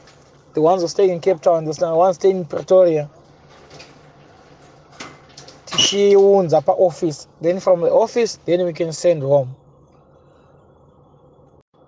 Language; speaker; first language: English; non-native, local second language; Shona